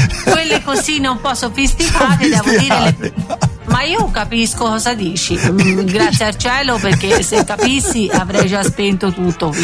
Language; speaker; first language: Italian; native; Italian